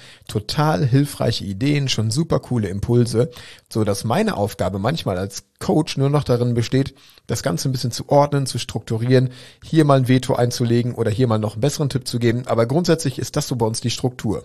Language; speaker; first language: German; native; German